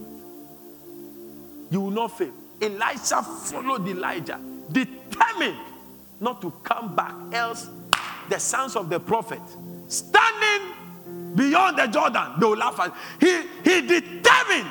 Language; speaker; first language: English; non-native, local second language; Akan